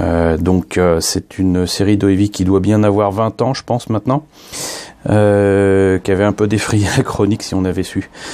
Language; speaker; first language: French; native; French